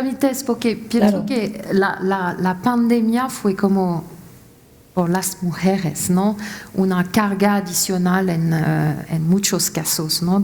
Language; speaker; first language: Spanish; non-native, fluent; French